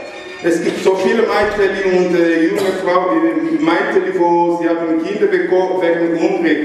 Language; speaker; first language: German; non-native, learner; Lingala